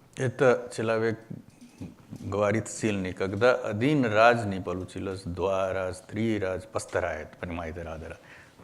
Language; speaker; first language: Russian; non-native, learner; Hindi